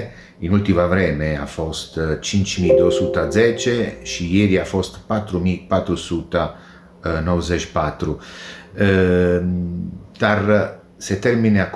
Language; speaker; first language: Romanian; non-native, learner; Italian